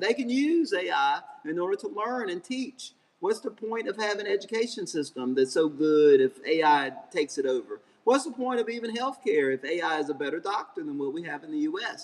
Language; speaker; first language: English; native; English